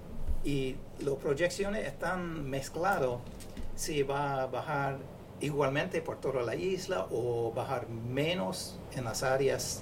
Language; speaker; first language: Spanish; non-native, fluent; English